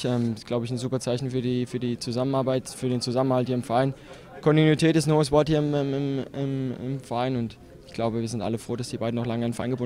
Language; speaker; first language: German; native; German